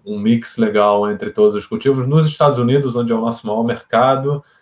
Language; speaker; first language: Portuguese; native; Portuguese